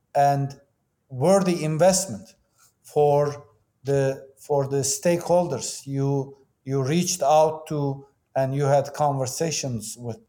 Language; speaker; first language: English; non-native, fluent; Turkish